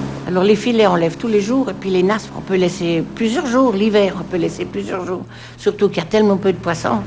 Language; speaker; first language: French; native; French